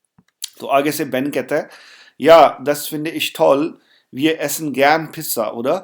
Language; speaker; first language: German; non-native, fluent; Urdu